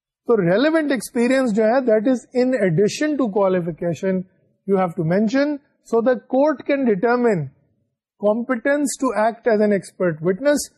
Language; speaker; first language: English; non-native, local second language; Urdu